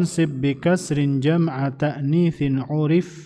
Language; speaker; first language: Arabic; non-native, fluent; Indonesian